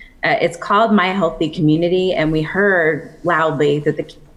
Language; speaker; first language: English; native; English